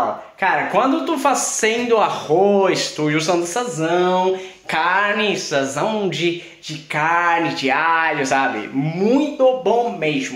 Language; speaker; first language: Portuguese; non-native, fluent; Swedish